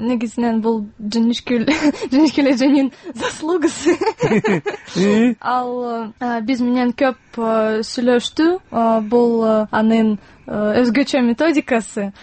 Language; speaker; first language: Kyrgyz; non-native, learner; Russian